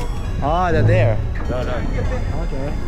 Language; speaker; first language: English; non-native, learner; Japanese